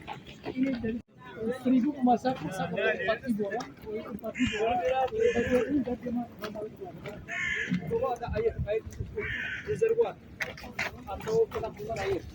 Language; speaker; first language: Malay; non-native, fluent; Turkish